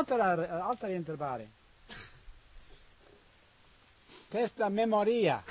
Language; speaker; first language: Romanian; non-native, learner; English